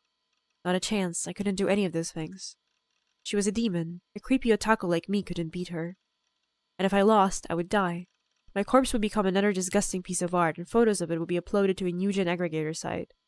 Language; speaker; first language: English; non-native, fluent; Polish